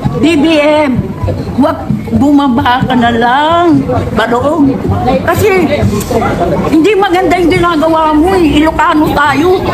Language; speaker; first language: Filipino; non-native, local second language; Iloko